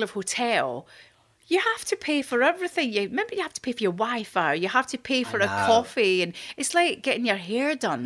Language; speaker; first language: English; native; English